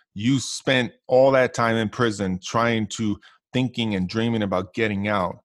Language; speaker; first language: English; native; English